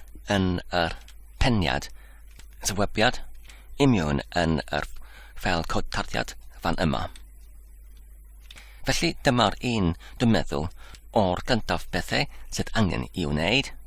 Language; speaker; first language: Welsh; non-native, fluent; English